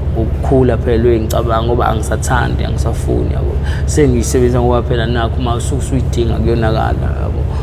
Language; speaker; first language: Zulu; native; Zulu